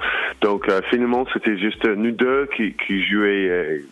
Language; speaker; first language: French; non-native, learner; English